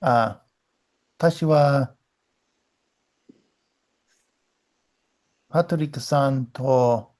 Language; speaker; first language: Japanese; non-native, learner; English